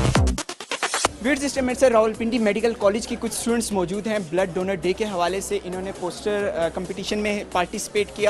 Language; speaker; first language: Urdu; native; Urdu